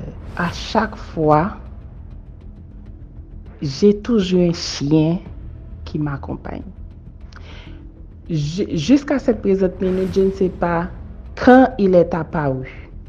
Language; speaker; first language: French; non-native, local second language; Haitian Creole